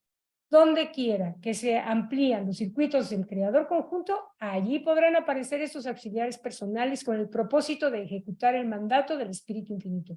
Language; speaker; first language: Spanish; native; Spanish